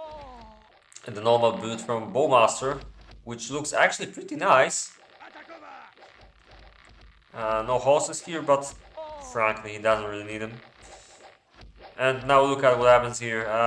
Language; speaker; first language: English; non-native, fluent; Polish